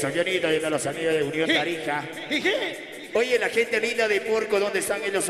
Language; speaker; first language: Spanish; native; Spanish